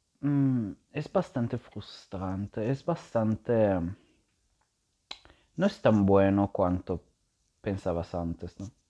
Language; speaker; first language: Spanish; non-native, learner; Italian